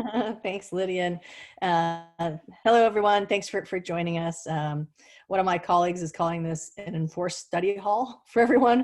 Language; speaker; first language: English; native; English